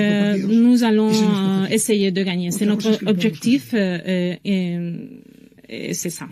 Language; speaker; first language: French; non-native, fluent; Spanish